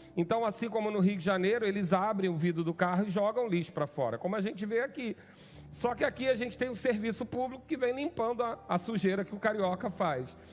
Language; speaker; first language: Portuguese; native; Portuguese